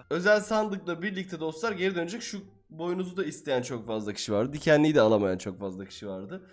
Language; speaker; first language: Turkish; native; Turkish